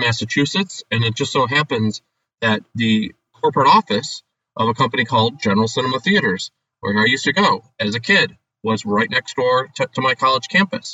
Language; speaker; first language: English; native; English